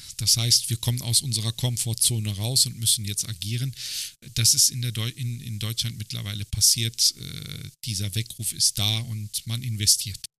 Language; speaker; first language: German; early bilingual, other home language; Turkish